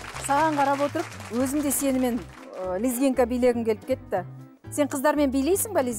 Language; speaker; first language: Kazakh; native; Kazakh